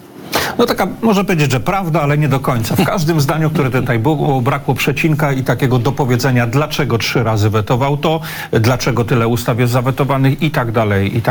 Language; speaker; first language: Polish; native; Polish